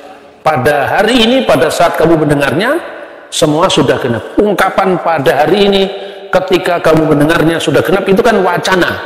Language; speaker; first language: Indonesian; native; Indonesian